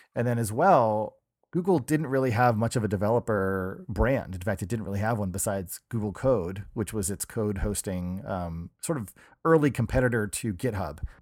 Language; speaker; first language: English; native; English